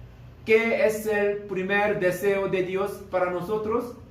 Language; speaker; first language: Spanish; non-native, learner; Korean